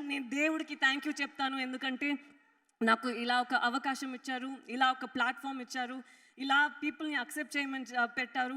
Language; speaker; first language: Telugu; non-native, fluent; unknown